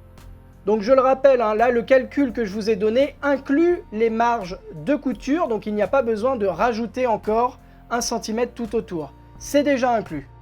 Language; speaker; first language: French; native; French